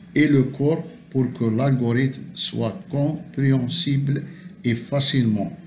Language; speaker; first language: French; non-native, local second language; Arabic